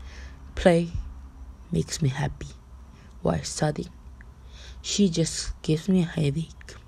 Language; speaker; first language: English; non-native, learner; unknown